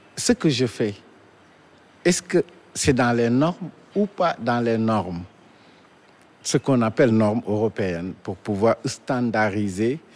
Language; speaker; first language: French; non-native, local second language; Wolof